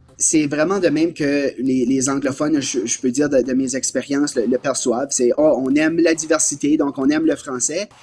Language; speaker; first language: French; native; French